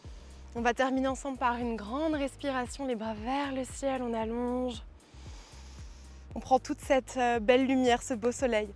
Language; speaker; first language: French; native; French